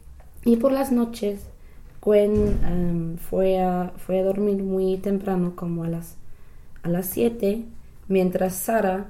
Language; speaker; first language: Spanish; non-native, learner; English